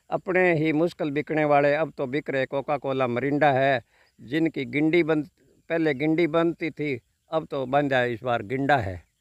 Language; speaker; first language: Hindi; native; Hindi